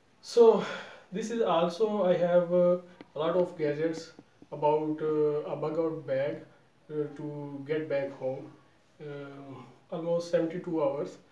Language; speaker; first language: English; non-native, local second language; Urdu